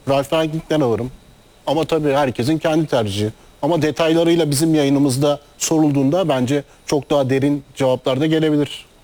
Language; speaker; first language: Turkish; native; Turkish